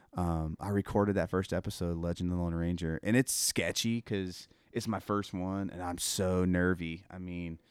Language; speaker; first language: English; native; English